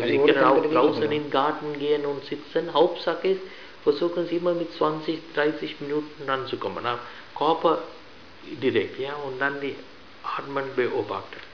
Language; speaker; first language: German; non-native, fluent; Sinhala